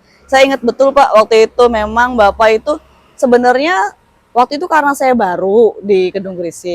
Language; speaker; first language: Indonesian; native; Indonesian